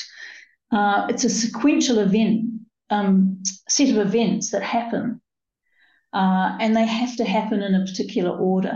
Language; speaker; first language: English; native; English